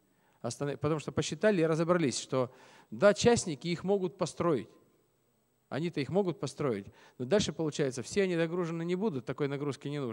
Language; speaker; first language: Russian; native; Russian